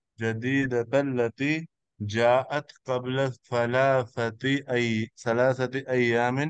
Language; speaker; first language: Arabic; non-native, learner; Urdu